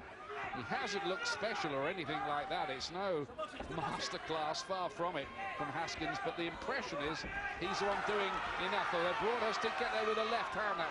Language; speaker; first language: English; native; English